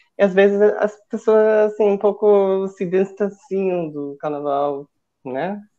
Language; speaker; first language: Portuguese; non-native, fluent; English